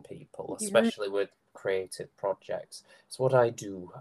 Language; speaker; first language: English; native; English